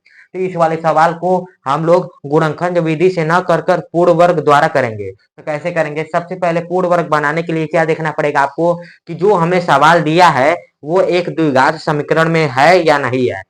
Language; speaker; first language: Hindi; native; Hindi